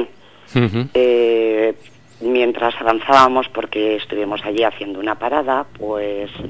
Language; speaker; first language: Spanish; native; Spanish